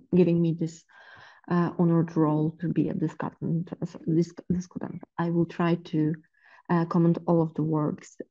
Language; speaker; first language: English; non-native, fluent; Polish